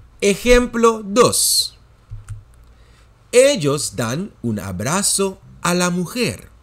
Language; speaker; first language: Spanish; non-native, fluent; Dutch